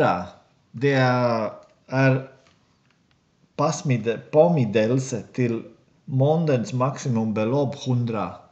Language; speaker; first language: Norwegian; non-native, learner; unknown